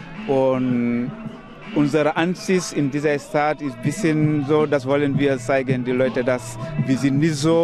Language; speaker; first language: German; non-native, learner; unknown